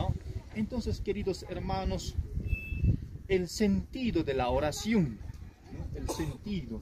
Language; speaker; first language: Spanish; native; Spanish